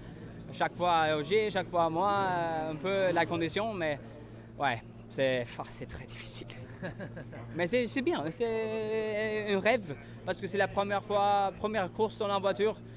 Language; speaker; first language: French; non-native, learner; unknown